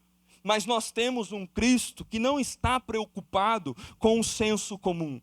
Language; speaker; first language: Portuguese; native; Portuguese